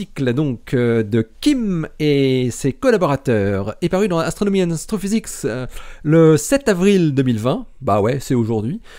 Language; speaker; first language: French; native; French